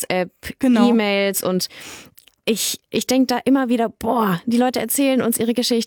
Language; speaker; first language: German; native; German